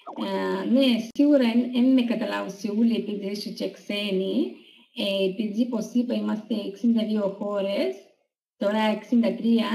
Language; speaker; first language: Greek; non-native, learner; Russian